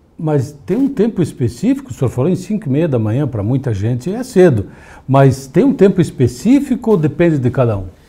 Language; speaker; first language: Portuguese; native; Portuguese